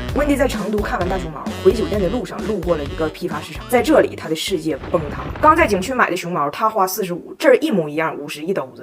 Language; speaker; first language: Chinese; native; Chinese